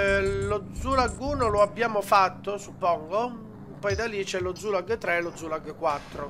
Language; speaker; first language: Italian; native; Italian